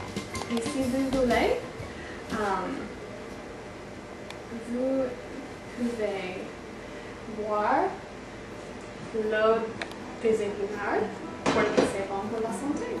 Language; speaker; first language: French; non-native, learner; English